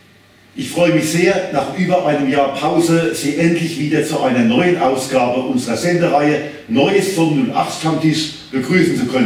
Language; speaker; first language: German; native; German